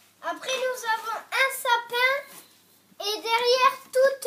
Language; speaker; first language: French; non-native, learner; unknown